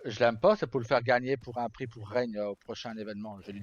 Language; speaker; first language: French; native; French